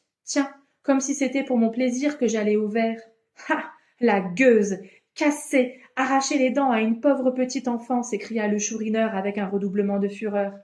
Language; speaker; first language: French; native; French